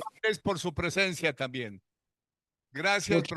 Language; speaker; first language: Spanish; native; Spanish